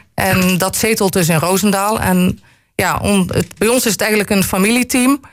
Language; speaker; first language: Dutch; native; Dutch